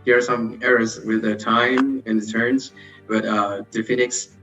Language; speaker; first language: English; non-native, fluent; Vietnamese